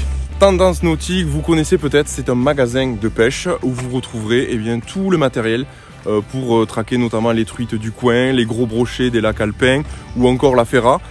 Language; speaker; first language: French; native; French